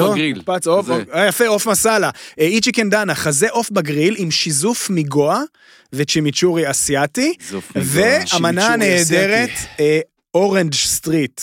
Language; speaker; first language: Hebrew; native; Hebrew